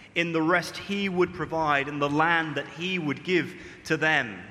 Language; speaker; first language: English; native; English